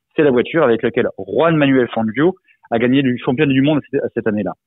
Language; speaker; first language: French; native; French